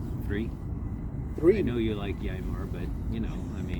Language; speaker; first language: English; native; English